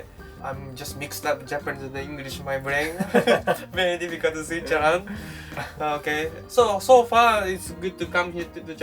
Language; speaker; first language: English; non-native, learner; Japanese